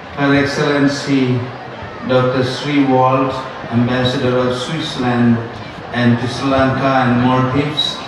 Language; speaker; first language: English; non-native, local second language; Tamil